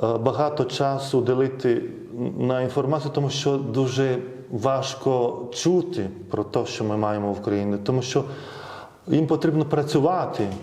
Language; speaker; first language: Ukrainian; non-native, fluent; Lithuanian